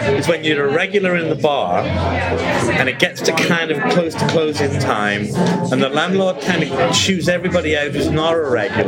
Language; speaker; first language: English; native; English